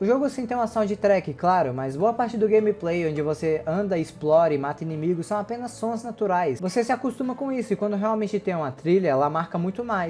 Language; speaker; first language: Portuguese; native; Portuguese